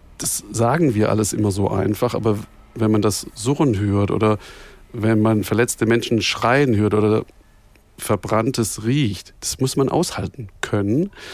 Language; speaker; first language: German; native; German